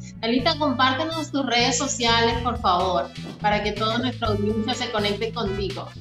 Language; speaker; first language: Spanish; native; Spanish